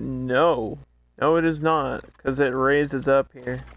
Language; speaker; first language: English; native; English